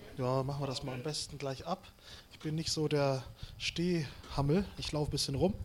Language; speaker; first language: German; early bilingual, other home language; Russian